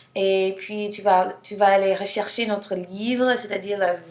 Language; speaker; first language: French; non-native, fluent; English